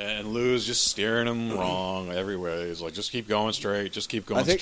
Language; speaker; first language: English; native; English